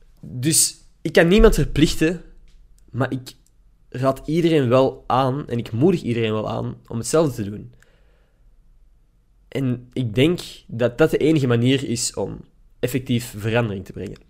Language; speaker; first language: Dutch; native; Dutch